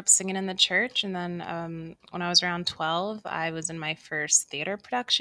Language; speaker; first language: English; native; English